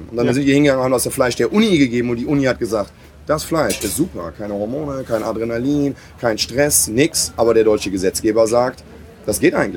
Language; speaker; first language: German; native; German